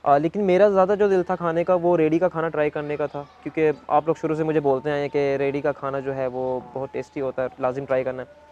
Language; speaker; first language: Urdu; native; Urdu